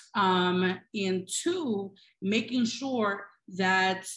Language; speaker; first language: English; native; English